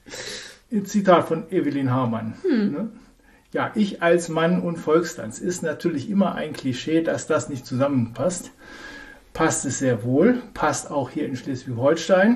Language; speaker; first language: German; native; German